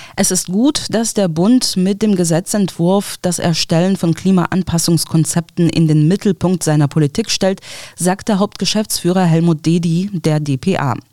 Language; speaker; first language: German; early bilingual, other home language; Russian